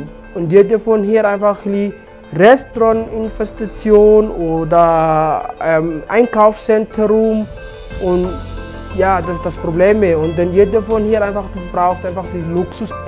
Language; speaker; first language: German; non-native, fluent; Somali